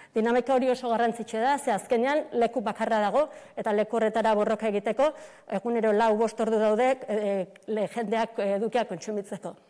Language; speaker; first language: Basque; native; Basque